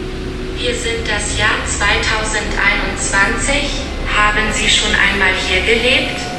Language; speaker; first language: German; non-native, learner; French